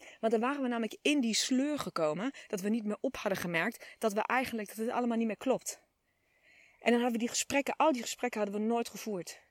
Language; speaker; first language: Dutch; native; Dutch